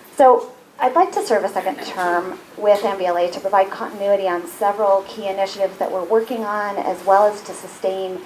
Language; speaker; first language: English; native; English